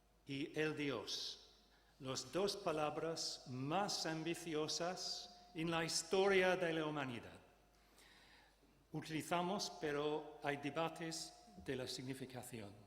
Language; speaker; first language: Spanish; non-native, fluent; English